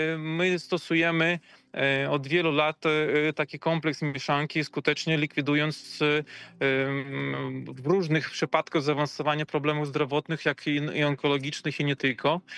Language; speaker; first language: Polish; native; Polish